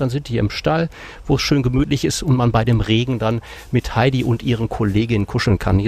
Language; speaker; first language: German; native; German